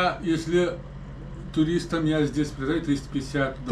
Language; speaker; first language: Russian; non-native, learner; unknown